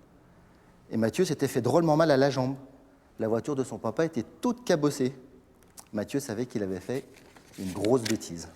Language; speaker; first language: French; native; French